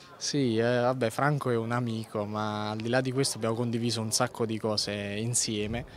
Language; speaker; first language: Italian; native; Italian